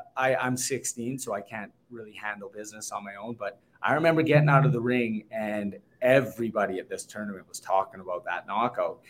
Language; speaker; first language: English; native; English